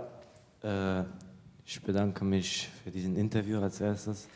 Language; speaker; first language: German; early bilingual, other home language; Bosnian